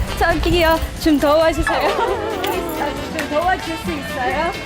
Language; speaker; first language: Korean; non-native, learner; English